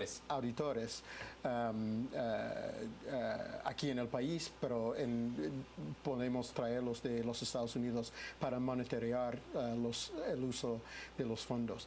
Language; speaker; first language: Spanish; non-native, fluent; English